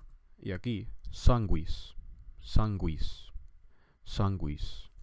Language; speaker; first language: Spanish; non-native, fluent; English